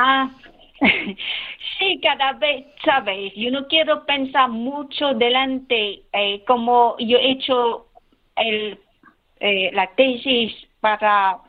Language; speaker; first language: Spanish; non-native, learner; Khmer